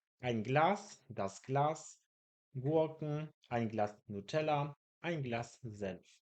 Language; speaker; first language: German; non-native, fluent; Polish